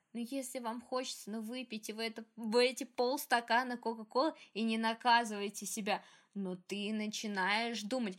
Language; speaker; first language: Russian; native; Russian